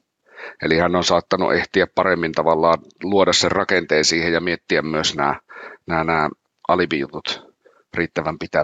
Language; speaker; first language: Finnish; native; Finnish